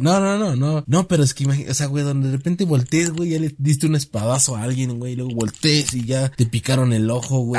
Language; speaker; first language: Spanish; native; Spanish